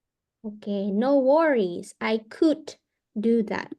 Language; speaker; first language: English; non-native, fluent; Indonesian